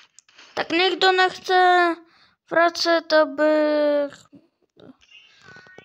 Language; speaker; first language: Czech; early bilingual, other home language; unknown